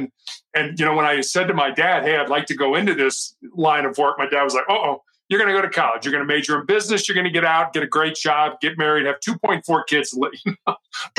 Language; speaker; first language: English; native; English